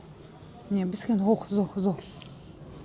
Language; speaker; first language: German; non-native, learner; Uzbek